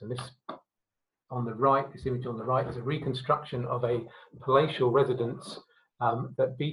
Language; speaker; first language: English; native; English